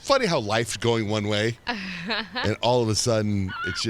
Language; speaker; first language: English; native; English